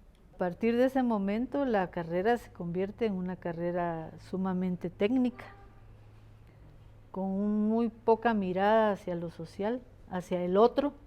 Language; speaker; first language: Spanish; native; Spanish